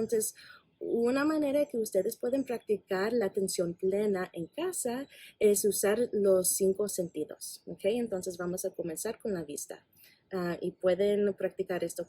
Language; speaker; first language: Spanish; non-native, fluent; English